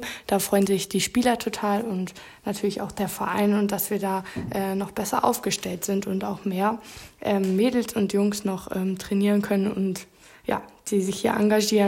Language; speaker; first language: German; native; German